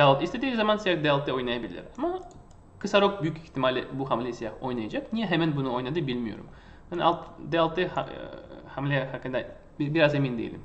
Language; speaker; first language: Turkish; non-native, fluent; Russian